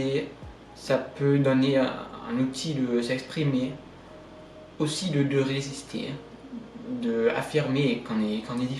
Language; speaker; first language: French; non-native, fluent; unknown